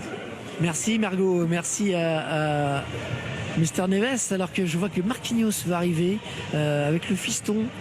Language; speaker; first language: French; native; French